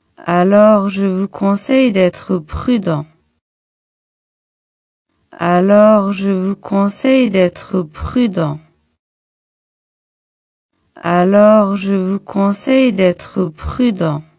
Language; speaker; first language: French; non-native, local second language; Arabic